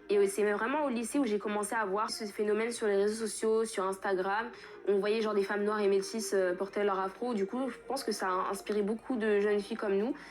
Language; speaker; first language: French; early bilingual, other home language; Fula